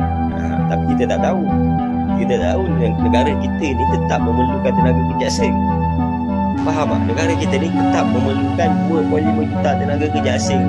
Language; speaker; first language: Malay; native; Malay